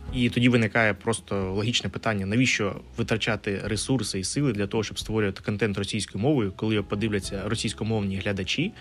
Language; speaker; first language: Ukrainian; non-native, local second language; Russian